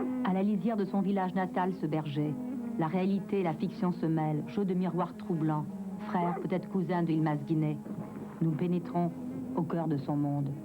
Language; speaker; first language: French; native; French